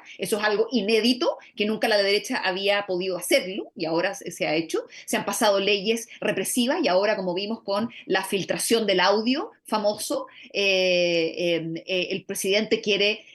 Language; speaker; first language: Spanish; native; Spanish